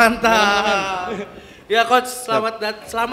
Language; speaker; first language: Indonesian; native; Indonesian